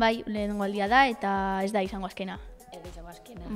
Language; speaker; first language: Basque; non-native, local second language; Spanish